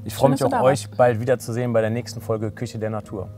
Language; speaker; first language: German; native; German